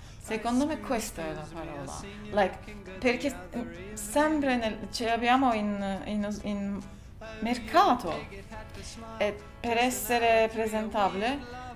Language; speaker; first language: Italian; non-native, learner; Turkish